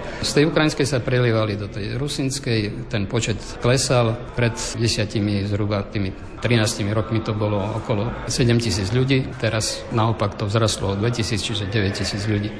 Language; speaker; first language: Slovak; non-native, local second language; Ukrainian